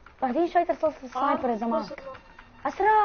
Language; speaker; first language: Arabic; native; Arabic